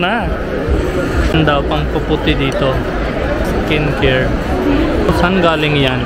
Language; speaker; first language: Filipino; non-native, learner; Hindi